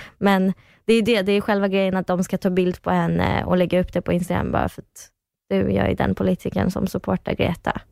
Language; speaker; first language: Swedish; early bilingual, other home language; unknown